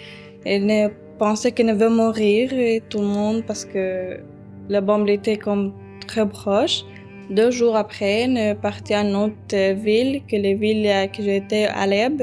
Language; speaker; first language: French; early bilingual, other home language; Arabic